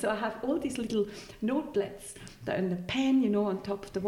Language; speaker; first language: English; non-native, fluent; Swiss German